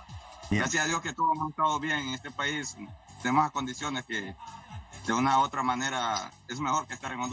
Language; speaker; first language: Spanish; native; Spanish